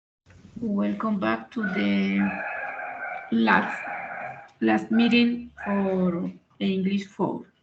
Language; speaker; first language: English; non-native, learner; Spanish